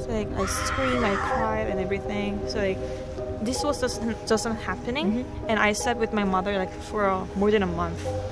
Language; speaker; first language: English; non-native, local second language; Korean